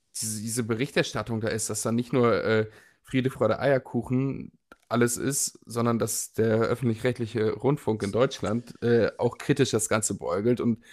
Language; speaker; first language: German; native; German